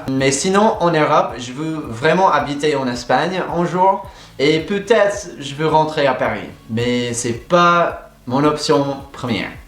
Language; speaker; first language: French; non-native, fluent; English